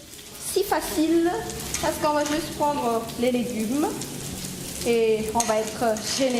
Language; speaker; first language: French; non-native, local second language; Malagasy